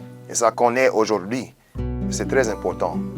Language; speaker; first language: French; non-native, local second language; English